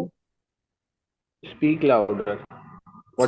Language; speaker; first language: English; non-native, learner; Urdu